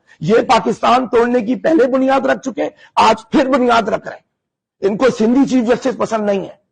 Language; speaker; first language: Urdu; native; Urdu